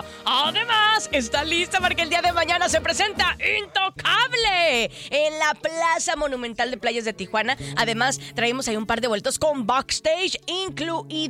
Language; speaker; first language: Spanish; native; Spanish